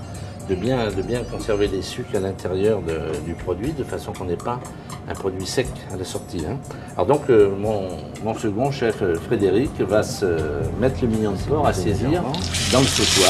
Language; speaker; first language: French; native; French